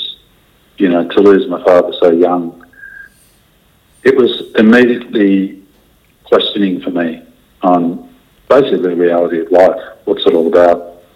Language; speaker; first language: English; native; English